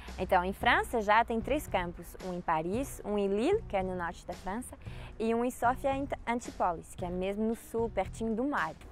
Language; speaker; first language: Portuguese; early bilingual, heritage; Portuguese